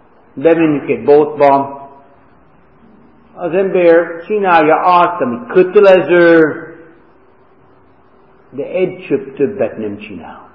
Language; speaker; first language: Hungarian; non-native, fluent; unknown